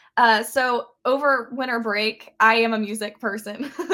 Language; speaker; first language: English; native; English